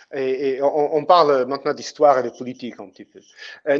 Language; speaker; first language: French; non-native, fluent; Portuguese